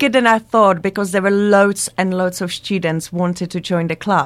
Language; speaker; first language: English; non-native, fluent; Czech